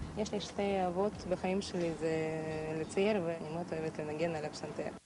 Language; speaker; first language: Hebrew; non-native, fluent; Russian